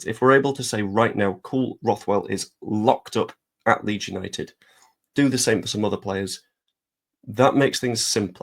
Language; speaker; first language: English; native; English